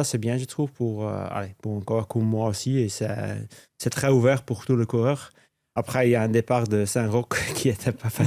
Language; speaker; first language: French; non-native, local second language; Dutch